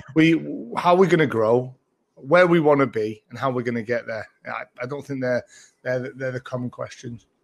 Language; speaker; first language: English; early bilingual, other home language; Maltese